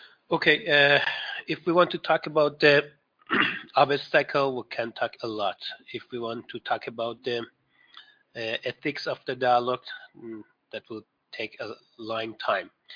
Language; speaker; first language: English; non-native, fluent; Persian